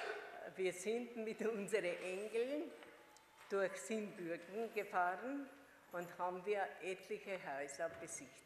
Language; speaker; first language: German; non-native, fluent; Hungarian